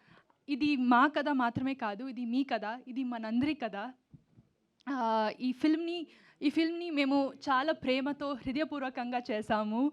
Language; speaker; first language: Telugu; non-native, learner; Tamil